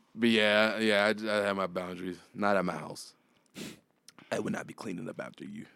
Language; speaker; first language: English; native; English